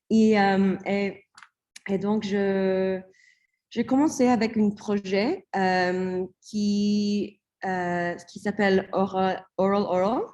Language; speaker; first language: French; non-native, learner; English